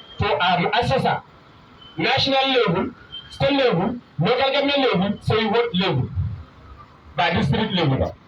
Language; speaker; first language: Hausa; native; Hausa